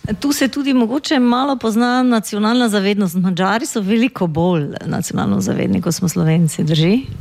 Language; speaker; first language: Slovenian; native; Slovenian